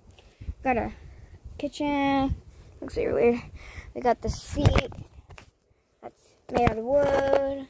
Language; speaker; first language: English; native; English